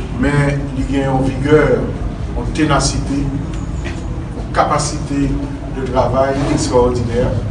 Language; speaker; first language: French; non-native, local second language; Haitian Creole